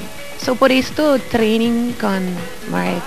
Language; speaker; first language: Portuguese; non-native, learner; Italian